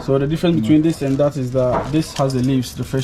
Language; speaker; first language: English; native; English